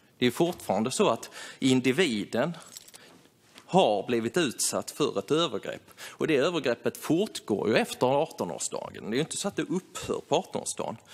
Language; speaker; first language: Swedish; native; Swedish